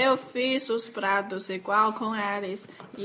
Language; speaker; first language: Portuguese; non-native, learner; Chinese